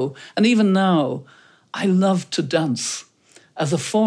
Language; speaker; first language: English; native; English